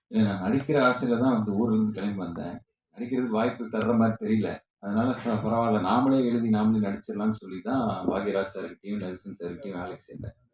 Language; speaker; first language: Tamil; native; Tamil